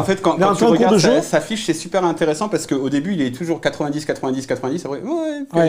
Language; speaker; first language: French; native; French